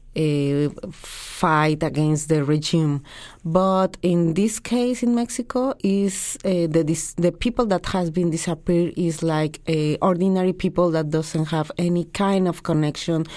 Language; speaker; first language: English; non-native, fluent; Spanish